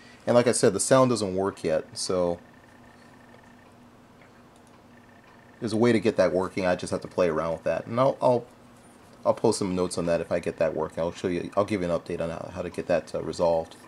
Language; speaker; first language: English; native; English